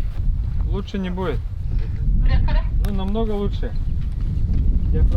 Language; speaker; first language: Russian; non-native, local second language; Yakut